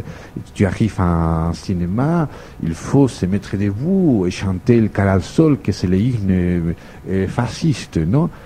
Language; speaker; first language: French; non-native, fluent; Spanish